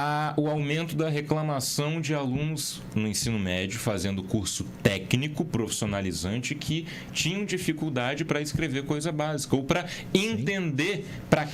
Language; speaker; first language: Portuguese; native; Portuguese